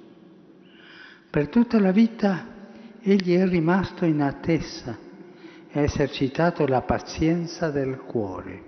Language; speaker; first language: Italian; early bilingual, heritage; Spanish